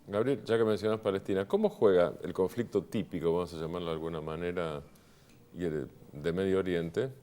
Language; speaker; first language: Spanish; native; Spanish